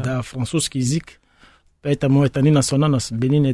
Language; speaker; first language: Russian; non-native, fluent; Fon